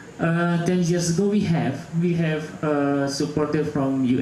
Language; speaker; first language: English; non-native, local second language; Indonesian